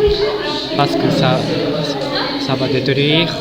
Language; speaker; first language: French; non-native, fluent; Japanese